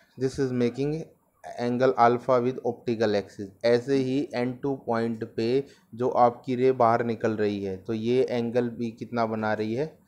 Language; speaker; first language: Hindi; native; Hindi